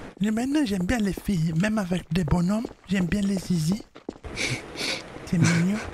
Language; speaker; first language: French; native; French